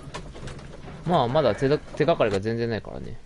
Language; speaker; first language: Japanese; native; Japanese